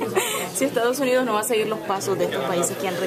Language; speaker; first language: Spanish; native; Spanish